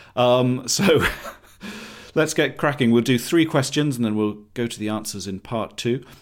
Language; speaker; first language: English; native; English